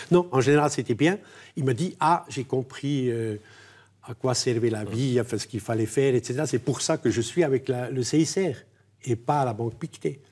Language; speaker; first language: French; non-native, local second language; German